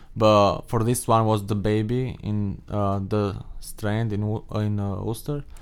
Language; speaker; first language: English; non-native, fluent; Albanian